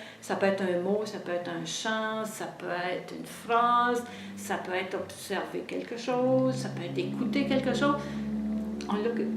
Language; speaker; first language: French; native; French